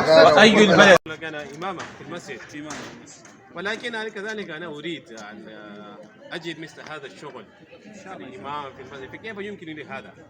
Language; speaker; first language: Arabic; non-native, fluent; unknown